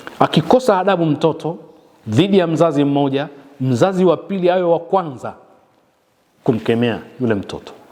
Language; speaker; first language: Swahili; native; Swahili